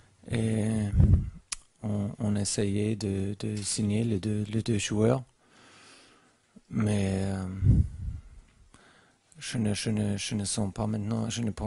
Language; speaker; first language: French; non-native, learner; German